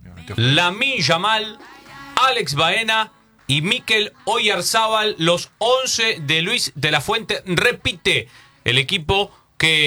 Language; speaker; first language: Spanish; native; Spanish